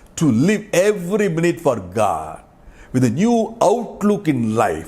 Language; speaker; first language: English; non-native, local second language; Tamil